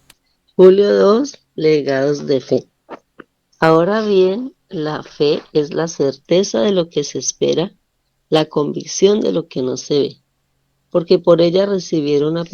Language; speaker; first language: Spanish; native; Spanish